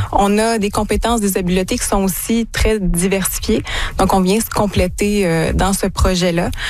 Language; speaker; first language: French; native; French